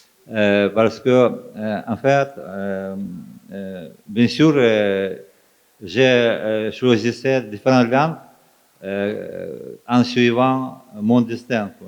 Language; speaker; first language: French; non-native, fluent; Ukrainian